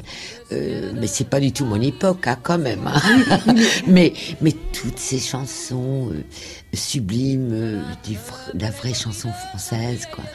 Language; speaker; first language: French; non-native, fluent; Danish